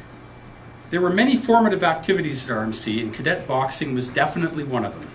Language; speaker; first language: English; native; English